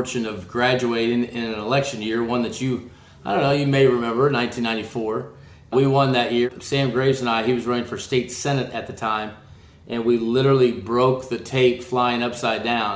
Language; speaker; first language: English; native; English